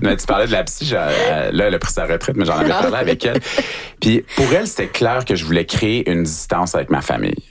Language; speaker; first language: French; native; French